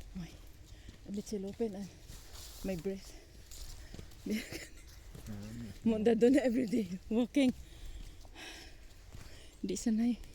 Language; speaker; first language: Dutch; non-native, learner; Filipino